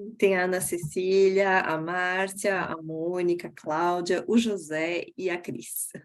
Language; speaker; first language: Portuguese; early bilingual, heritage; Portuguese